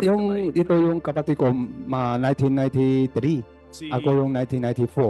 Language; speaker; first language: Filipino; non-native, learner; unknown